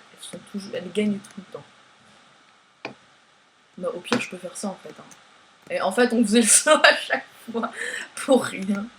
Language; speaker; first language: French; native; French